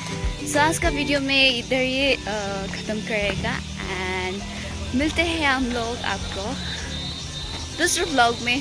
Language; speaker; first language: Hindi; non-native, local second language; Assamese